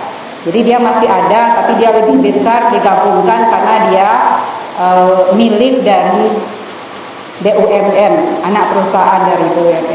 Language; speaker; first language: Indonesian; native; Indonesian